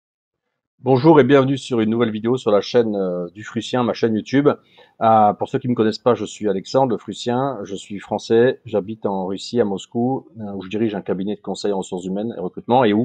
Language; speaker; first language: French; native; French